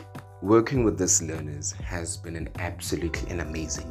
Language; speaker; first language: English; non-native, local second language; Northern Sotho